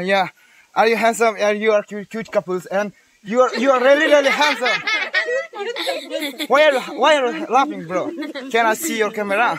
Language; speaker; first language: English; non-native, learner; Adi